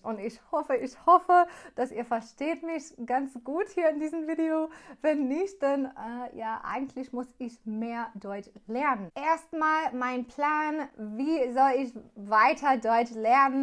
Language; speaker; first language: German; non-native, learner; English